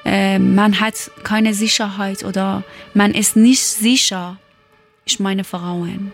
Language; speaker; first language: German; non-native, learner; Persian